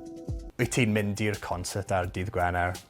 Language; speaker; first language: Welsh; non-native, local second language; English